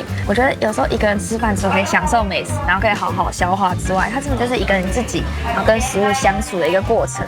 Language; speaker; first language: Chinese; native; Chinese